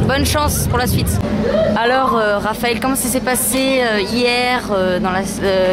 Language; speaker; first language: French; native; French